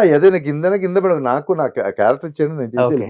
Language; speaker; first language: Telugu; non-native, fluent; Malayalam